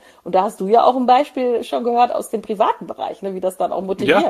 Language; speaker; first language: German; native; German